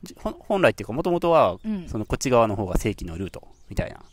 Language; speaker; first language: Japanese; native; Japanese